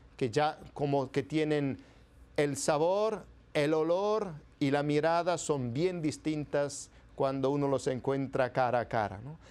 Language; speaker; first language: Spanish; non-native, fluent; Italian